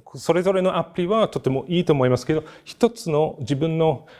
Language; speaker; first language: Japanese; non-native, fluent; English